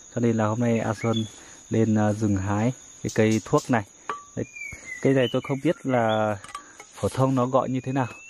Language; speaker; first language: Vietnamese; non-native, local second language; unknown